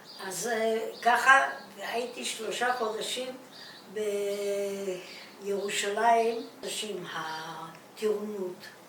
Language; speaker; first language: Hebrew; non-native, fluent; German